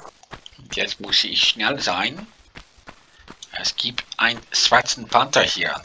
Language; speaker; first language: German; non-native, learner; Dutch